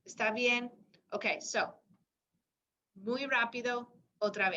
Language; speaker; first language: Spanish; non-native, fluent; English